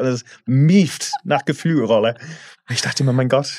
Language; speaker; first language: German; non-native, fluent; English